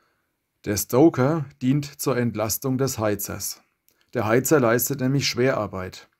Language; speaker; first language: German; native; German